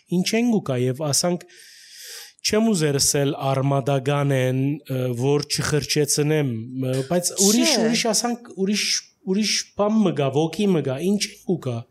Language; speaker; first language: Armenian; early bilingual, heritage; Armenian